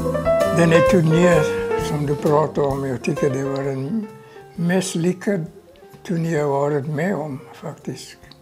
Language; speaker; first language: Swedish; non-native, fluent; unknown